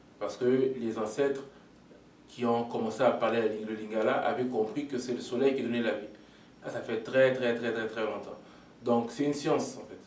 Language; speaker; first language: French; non-native, local second language; Lingala